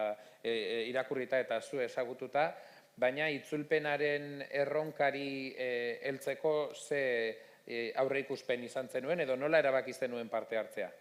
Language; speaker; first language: Basque; native; Basque